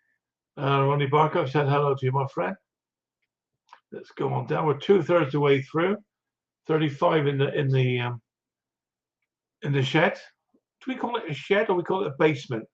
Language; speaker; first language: English; native; English